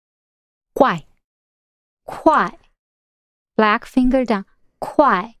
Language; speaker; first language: Chinese; non-native, learner; English